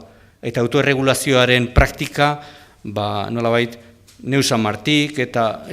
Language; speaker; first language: Basque; native; Basque